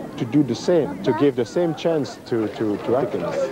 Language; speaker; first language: English; non-native, fluent; French